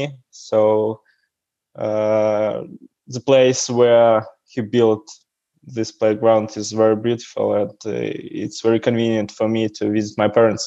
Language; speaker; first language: English; non-native, learner; Russian